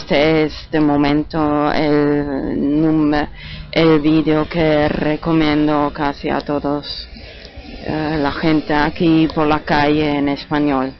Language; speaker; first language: Spanish; non-native, learner; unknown